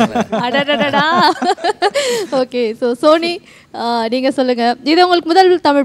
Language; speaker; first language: Tamil; native; Tamil